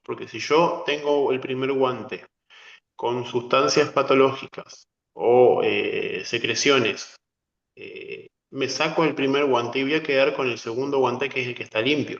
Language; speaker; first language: Spanish; native; Spanish